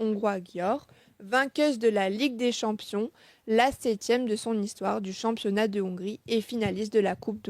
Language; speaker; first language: French; native; French